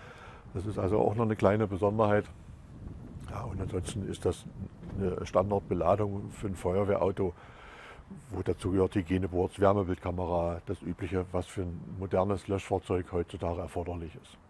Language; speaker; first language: German; native; German